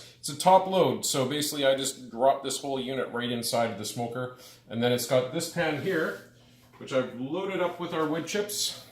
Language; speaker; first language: English; native; English